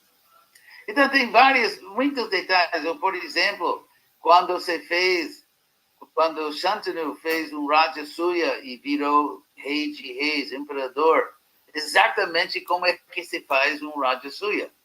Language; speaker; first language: Portuguese; non-native, fluent; English